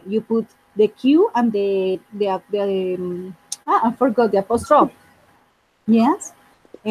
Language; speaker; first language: English; non-native, fluent; Spanish